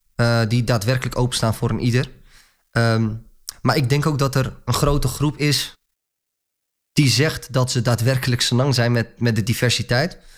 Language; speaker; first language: Dutch; early bilingual, other home language; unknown